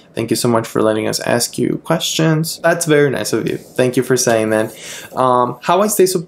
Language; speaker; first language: English; non-native, fluent; Spanish